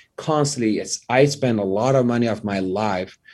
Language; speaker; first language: English; non-native, fluent; Persian